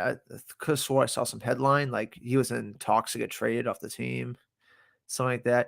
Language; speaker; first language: English; native; English